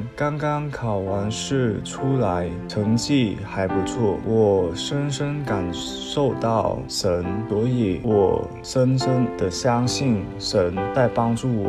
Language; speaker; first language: Chinese; early bilingual, other home language; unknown